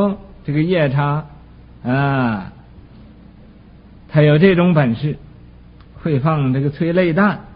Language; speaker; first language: Chinese; native; Chinese